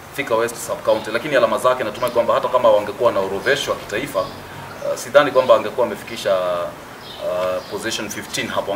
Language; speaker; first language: Swahili; non-native, local second language; Kikuyu